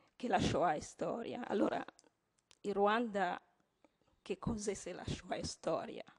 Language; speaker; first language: Italian; non-native, fluent; Kinyarwanda